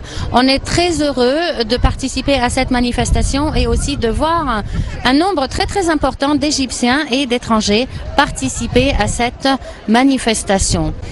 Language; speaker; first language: French; non-native, fluent; Arabic